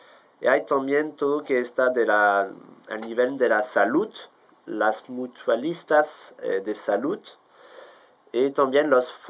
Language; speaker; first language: Spanish; non-native, fluent; French